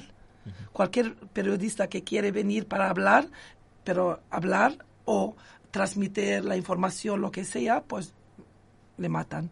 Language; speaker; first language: Spanish; non-native, local second language; Arabic